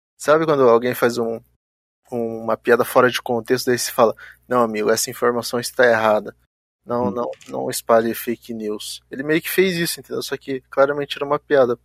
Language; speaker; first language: Portuguese; native; Portuguese